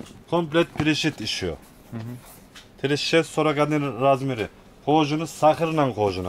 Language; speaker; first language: Russian; non-native, learner; Turkish